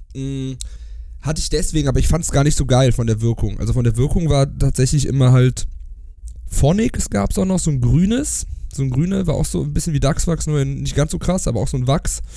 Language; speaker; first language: German; native; German